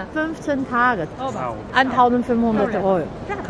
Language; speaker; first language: German; non-native, learner; Chinese